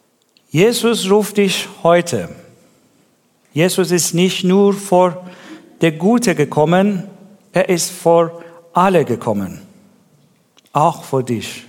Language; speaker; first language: German; non-native, learner; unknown